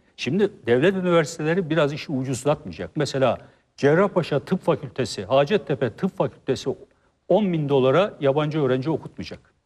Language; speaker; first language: Turkish; native; Turkish